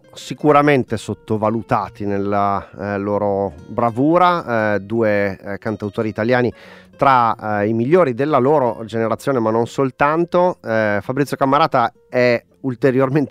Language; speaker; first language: Italian; native; Italian